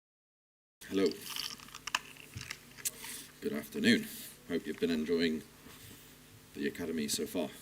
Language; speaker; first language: English; native; English